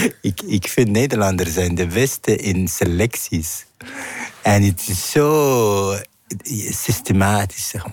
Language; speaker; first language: Dutch; non-native, fluent; Arabic